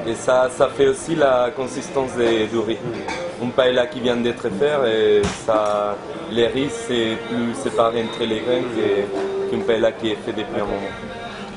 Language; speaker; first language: French; non-native, fluent; Spanish